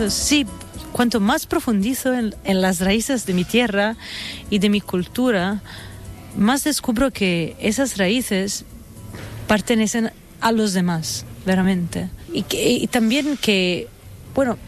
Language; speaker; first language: Spanish; non-native, fluent; Italian